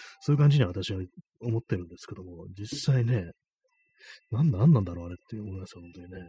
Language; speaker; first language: Japanese; native; Japanese